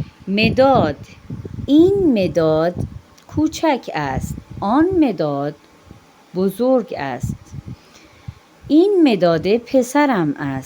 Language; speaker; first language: Persian; non-native, fluent; Urdu